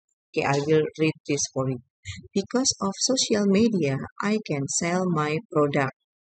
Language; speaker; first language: English; non-native, fluent; Indonesian